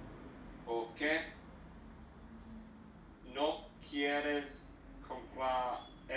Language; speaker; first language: Spanish; non-native, learner; English